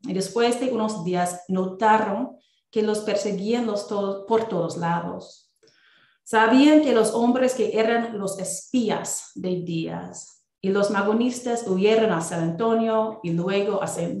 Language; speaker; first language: Spanish; non-native, fluent; English